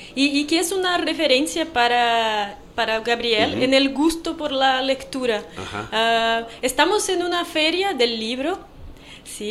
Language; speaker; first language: Spanish; non-native, fluent; Portuguese